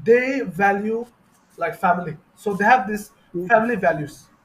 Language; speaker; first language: English; non-native, fluent; Bangla